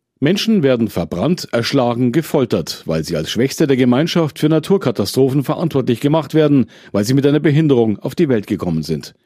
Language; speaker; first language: German; native; German